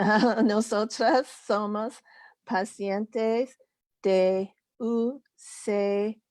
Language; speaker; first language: Spanish; non-native, learner; English